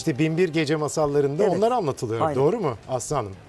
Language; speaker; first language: Turkish; native; Turkish